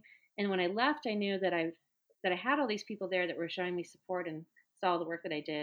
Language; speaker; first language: English; native; English